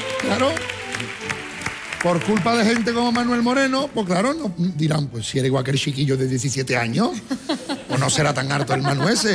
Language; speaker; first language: Spanish; native; Spanish